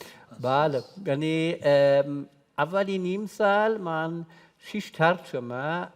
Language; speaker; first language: Persian; non-native, learner; German